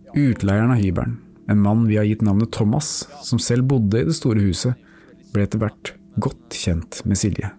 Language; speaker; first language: Norwegian; native; Norwegian